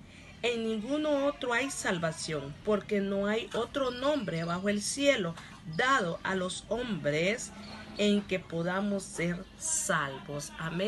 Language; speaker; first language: Spanish; non-native, local second language; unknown